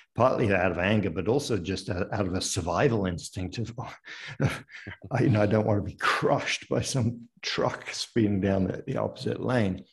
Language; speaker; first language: English; early bilingual, other home language; French